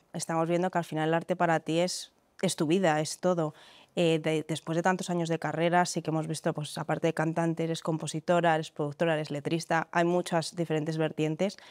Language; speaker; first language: Spanish; native; Spanish